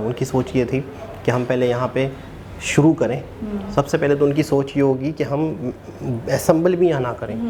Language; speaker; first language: Urdu; native; Urdu